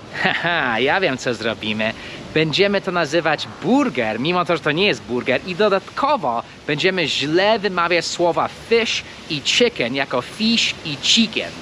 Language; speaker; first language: Polish; non-native, fluent; English